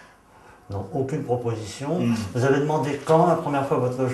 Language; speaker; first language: French; native; French